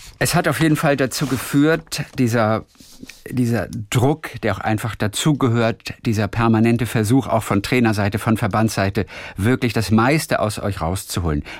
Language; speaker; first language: German; native; German